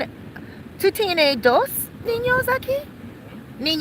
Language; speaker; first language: Spanish; non-native, learner; English